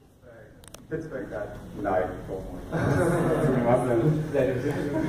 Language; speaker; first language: Japanese; non-native, learner; English